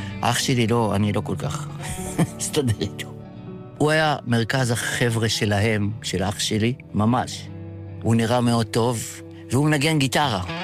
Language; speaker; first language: Hebrew; early bilingual, other home language; Yiddish